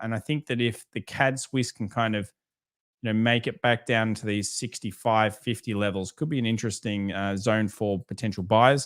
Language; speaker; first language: English; native; English